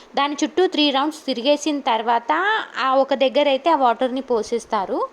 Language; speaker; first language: Telugu; non-native, local second language; Lambadi